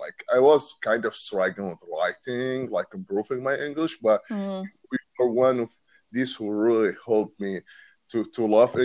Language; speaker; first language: English; non-native, learner; Arabic